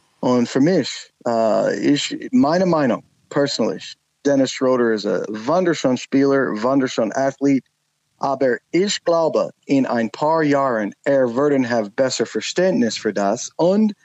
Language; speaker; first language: German; non-native, learner; English